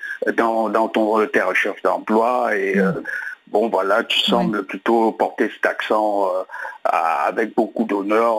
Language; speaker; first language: French; native; French